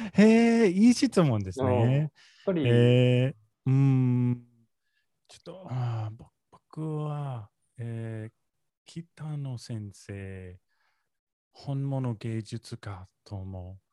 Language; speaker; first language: Japanese; non-native, learner; English